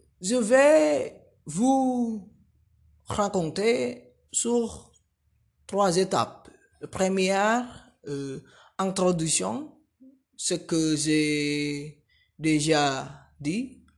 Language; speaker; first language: French; non-native, learner; Indonesian